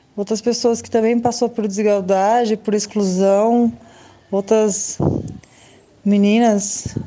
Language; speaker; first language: Portuguese; native; Portuguese